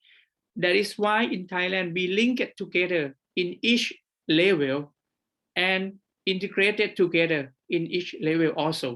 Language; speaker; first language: English; non-native, fluent; Thai